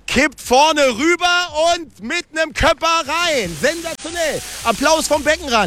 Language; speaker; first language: German; native; German